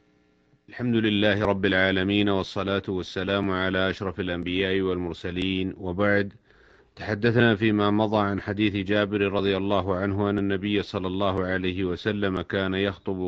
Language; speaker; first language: Arabic; native; Arabic